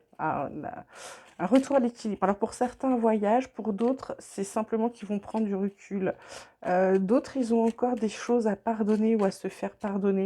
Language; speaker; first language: French; native; French